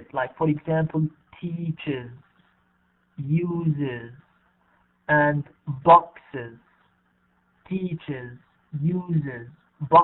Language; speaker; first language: English; non-native, fluent; Arabic